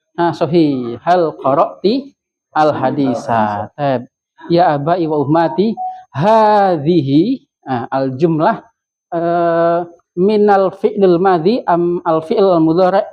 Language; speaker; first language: Arabic; non-native, fluent; Indonesian